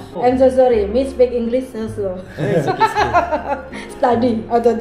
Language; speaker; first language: English; non-native, learner; Malay